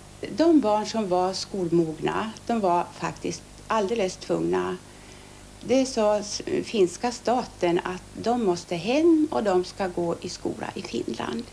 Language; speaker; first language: Swedish; early bilingual, other home language; Finnish